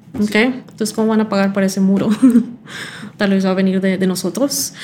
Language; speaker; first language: Spanish; early bilingual, heritage; Spanish